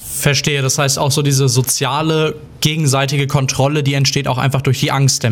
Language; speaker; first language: German; native; German